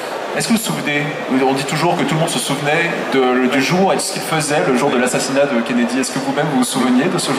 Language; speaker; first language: French; native; French